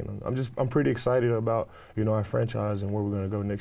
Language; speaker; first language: English; native; English